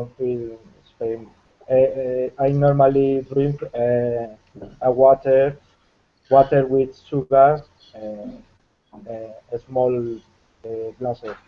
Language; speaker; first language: English; non-native, learner; Spanish